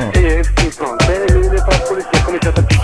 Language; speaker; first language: Italian; non-native, learner; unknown